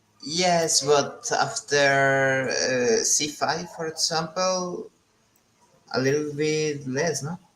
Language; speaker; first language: English; non-native, learner; Spanish